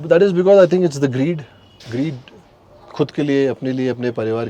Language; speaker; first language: Hindi; native; Hindi